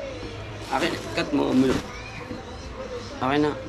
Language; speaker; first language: Filipino; native; Filipino